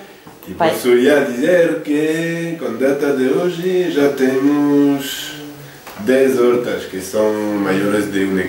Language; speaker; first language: Spanish; non-native, learner; Portuguese